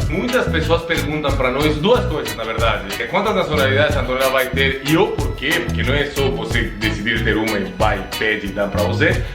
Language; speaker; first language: Portuguese; non-native, fluent; Spanish